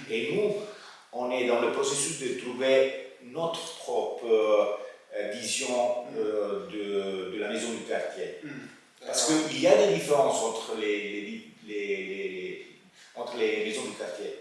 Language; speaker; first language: French; non-native, fluent; Italian